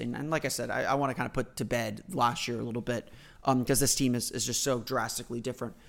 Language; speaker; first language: English; native; English